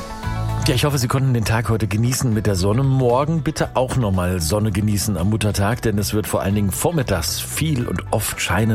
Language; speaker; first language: German; native; German